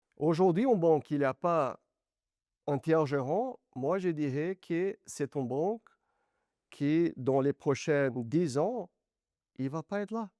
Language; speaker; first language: French; non-native, fluent; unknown